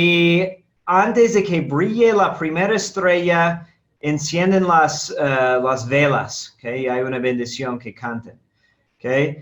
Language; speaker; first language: Spanish; non-native, fluent; English